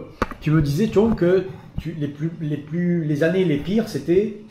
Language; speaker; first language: French; native; French